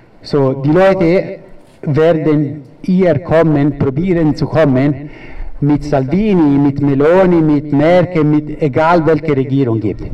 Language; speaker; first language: German; non-native, fluent; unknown